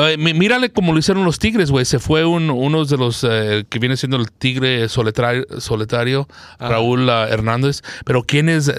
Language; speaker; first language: Spanish; early bilingual, other home language; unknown